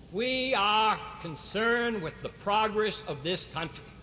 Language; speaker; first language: English; native; English